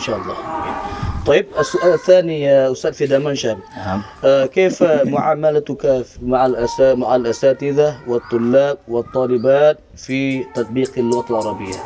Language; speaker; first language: Arabic; non-native, fluent; Indonesian